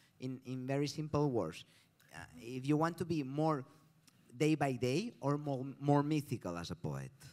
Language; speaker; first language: English; non-native, fluent; Catalan